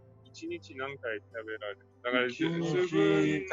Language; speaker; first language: Japanese; non-native, learner; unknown